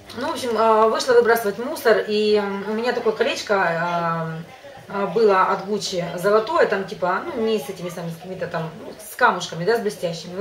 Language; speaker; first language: Russian; native; Russian